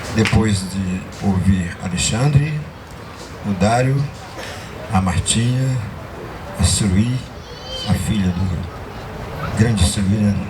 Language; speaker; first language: Portuguese; non-native, local second language; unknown